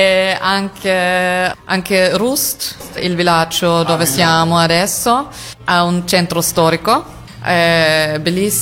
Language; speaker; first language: Italian; non-native, fluent; German